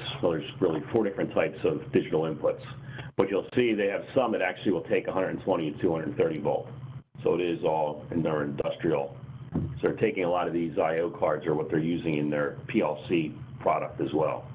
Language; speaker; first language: English; native; English